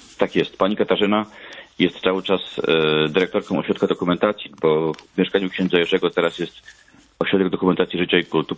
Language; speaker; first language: Polish; native; Polish